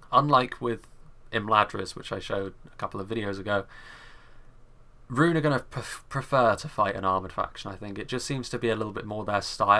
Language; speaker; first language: English; native; English